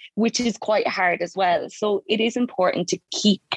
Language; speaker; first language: English; native; English